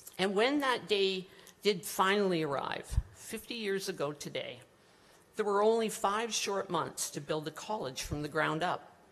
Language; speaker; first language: English; native; English